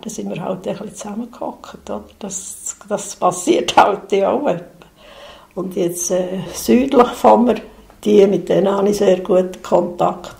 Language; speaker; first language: German; native; German